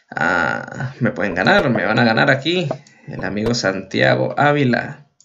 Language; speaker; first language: Spanish; native; Spanish